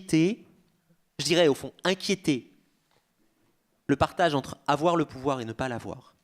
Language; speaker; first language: French; native; French